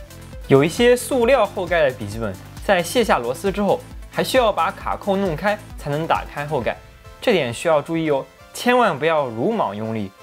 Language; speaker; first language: Chinese; native; Chinese